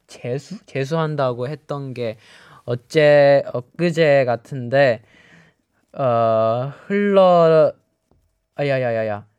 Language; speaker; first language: Korean; non-native, fluent; Chinese